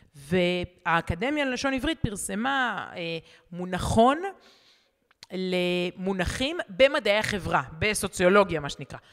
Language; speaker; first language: Hebrew; native; Hebrew